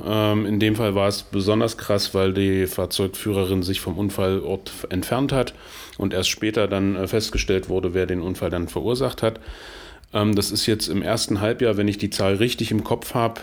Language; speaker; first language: German; native; German